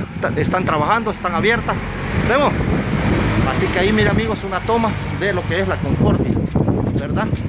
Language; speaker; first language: Spanish; native; Spanish